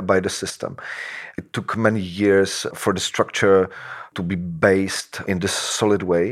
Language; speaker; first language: English; non-native, fluent; Czech